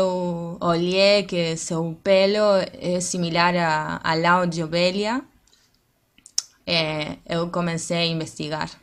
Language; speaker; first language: Portuguese; non-native, learner; Spanish